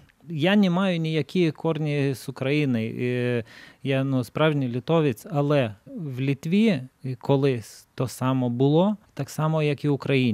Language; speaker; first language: Ukrainian; non-native, fluent; Lithuanian